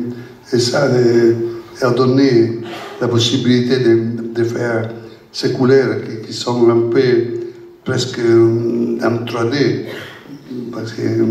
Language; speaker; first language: French; non-native, learner; Italian